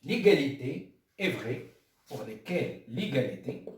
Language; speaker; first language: French; non-native, local second language; Arabic